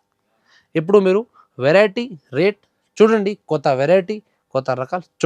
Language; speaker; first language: Telugu; non-native, local second language; Hindi